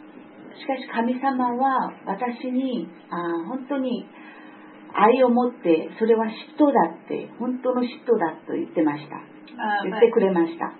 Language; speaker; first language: Japanese; non-native, fluent; Korean